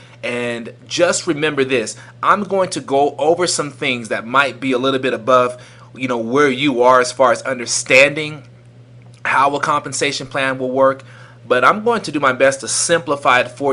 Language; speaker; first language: English; native; English